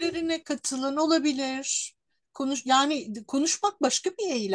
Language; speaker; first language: Turkish; native; Turkish